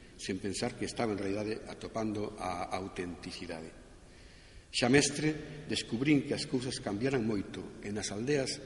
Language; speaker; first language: Galician; non-native, local second language; Spanish